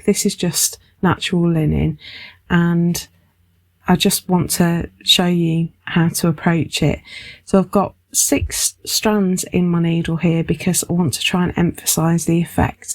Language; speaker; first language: English; native; English